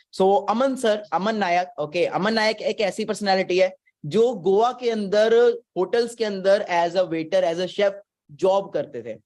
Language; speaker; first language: Hindi; non-native, local second language; Punjabi